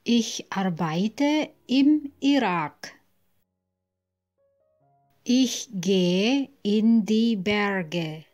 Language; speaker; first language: German; non-native, fluent; Indonesian